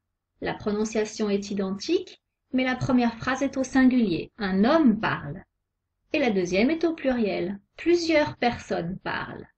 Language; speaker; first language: French; native; French